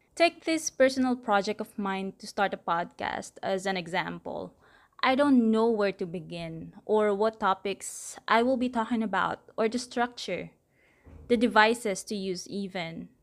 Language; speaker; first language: English; non-native, local second language; Filipino